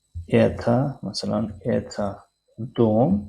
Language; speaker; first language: Russian; non-native, fluent; Tajik